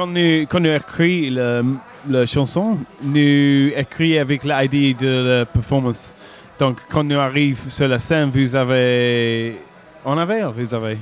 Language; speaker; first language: French; non-native, learner; English